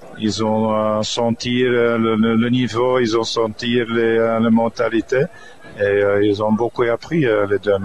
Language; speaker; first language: French; non-native, fluent; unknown